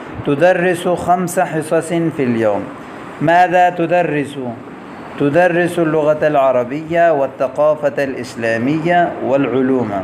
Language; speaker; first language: Arabic; non-native, fluent; Urdu